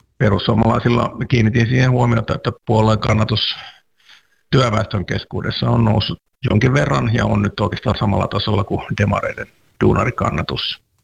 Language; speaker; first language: Finnish; native; Finnish